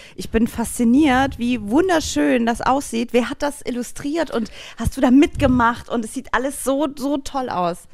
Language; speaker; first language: German; native; German